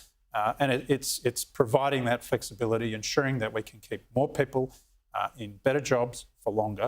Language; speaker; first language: English; native; English